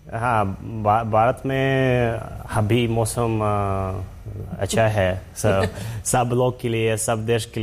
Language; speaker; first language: Hindi; non-native, learner; Russian